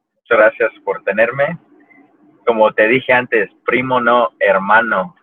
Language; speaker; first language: Spanish; early bilingual, heritage; Spanish